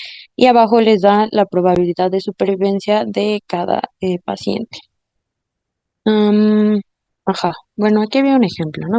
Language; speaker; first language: Spanish; native; Spanish